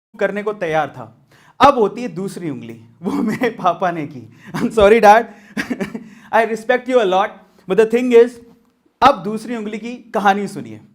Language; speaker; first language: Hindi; native; Hindi